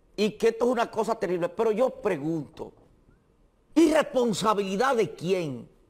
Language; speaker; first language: Spanish; native; Spanish